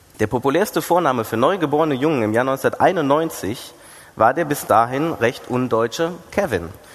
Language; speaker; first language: German; early bilingual, other home language; Greek